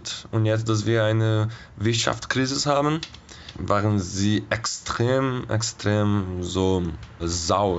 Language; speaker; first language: German; non-native, fluent; Portuguese